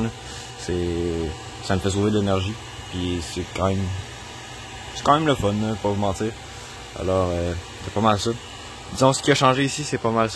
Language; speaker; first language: French; native; French